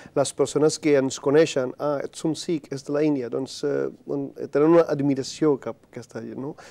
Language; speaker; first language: Catalan; non-native, fluent; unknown